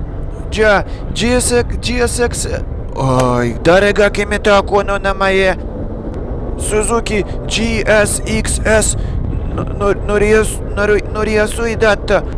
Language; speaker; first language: Japanese; non-native, learner; Russian